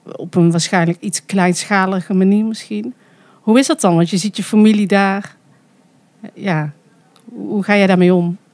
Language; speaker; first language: Dutch; native; Dutch